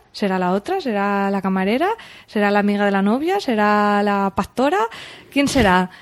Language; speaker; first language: Spanish; native; Spanish